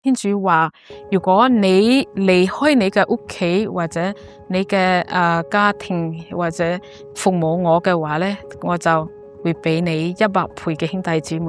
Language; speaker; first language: Cantonese; non-native, fluent; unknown